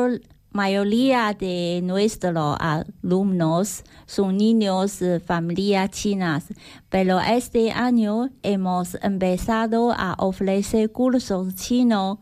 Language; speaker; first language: Spanish; non-native, learner; Chinese